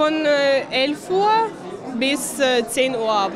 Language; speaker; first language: German; non-native, learner; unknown